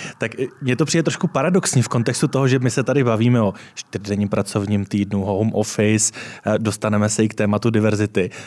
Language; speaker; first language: Czech; native; Czech